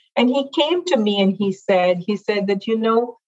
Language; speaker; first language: English; non-native, local second language; Hindi